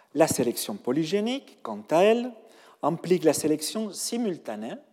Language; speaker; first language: French; non-native, fluent; Spanish